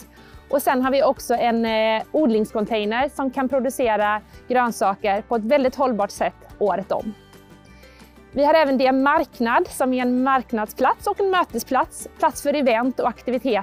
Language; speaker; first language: Swedish; native; Swedish